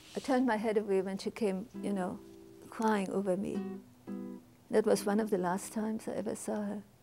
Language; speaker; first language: English; non-native, fluent; German